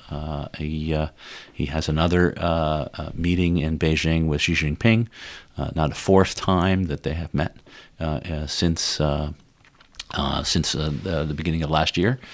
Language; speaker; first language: English; non-native, fluent; Dutch